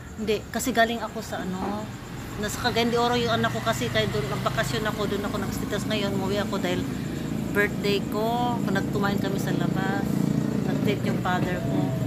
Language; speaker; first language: Filipino; non-native, local second language; Cebuano